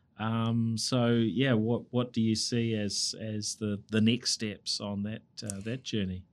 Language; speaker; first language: English; native; English